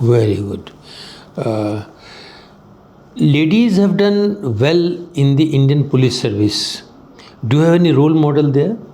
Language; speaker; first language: English; non-native, local second language; Hindi